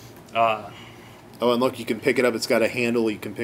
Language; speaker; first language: English; native; English